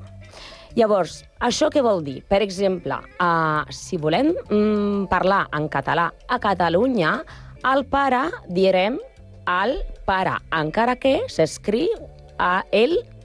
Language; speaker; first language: Catalan; non-native, learner; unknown